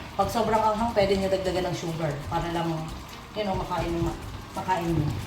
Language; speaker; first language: Filipino; non-native, local second language; Bikol